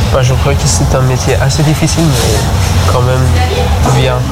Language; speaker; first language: French; non-native, learner; Persian